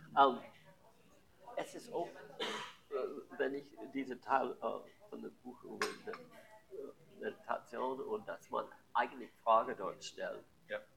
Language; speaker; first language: German; non-native, fluent; English